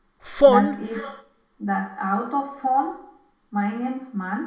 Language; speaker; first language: German; non-native, learner; Romanian